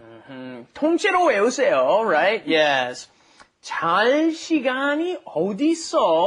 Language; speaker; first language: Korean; non-native, fluent; English